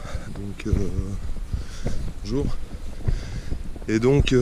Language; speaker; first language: French; native; French